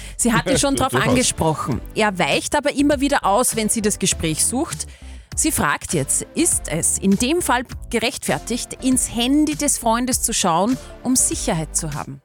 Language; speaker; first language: German; native; German